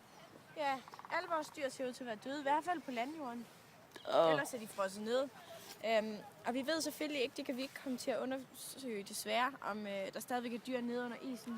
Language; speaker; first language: Danish; native; Danish